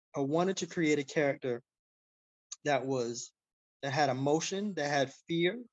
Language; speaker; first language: English; native; English